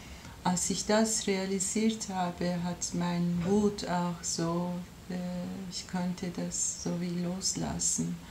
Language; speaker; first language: German; non-native, fluent; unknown